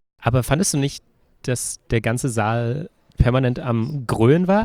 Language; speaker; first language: German; native; German